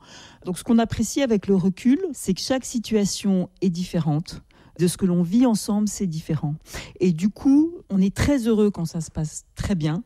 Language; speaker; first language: French; native; French